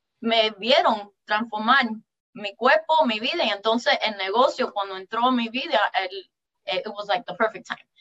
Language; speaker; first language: Spanish; early bilingual, heritage; English